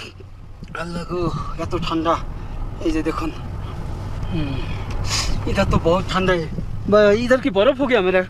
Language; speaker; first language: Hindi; non-native, learner; Bangla